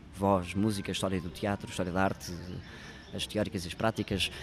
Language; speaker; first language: Portuguese; native; Portuguese